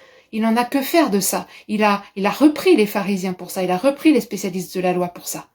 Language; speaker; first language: French; native; French